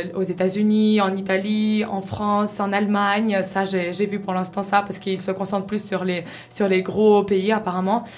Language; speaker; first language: French; non-native, fluent; Ukrainian